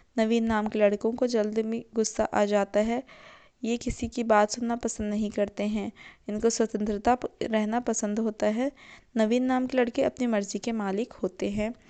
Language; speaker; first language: Hindi; native; Hindi